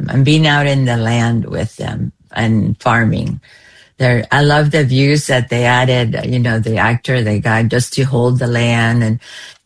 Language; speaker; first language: English; non-native, fluent; Spanish